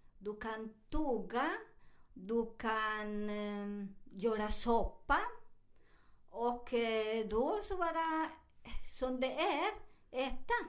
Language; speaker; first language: Swedish; non-native, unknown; Spanish